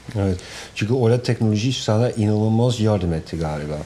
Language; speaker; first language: Turkish; non-native, fluent; Dutch